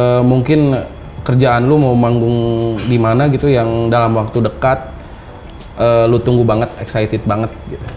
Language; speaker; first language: Indonesian; native; Indonesian